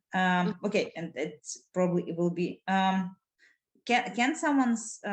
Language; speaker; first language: English; non-native, fluent; Ukrainian